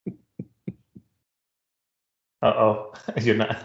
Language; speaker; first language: English; non-native, fluent; Arabic